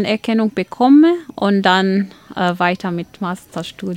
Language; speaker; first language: German; non-native, fluent; Arabic